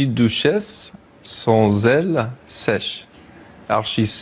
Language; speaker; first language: French; non-native, learner; English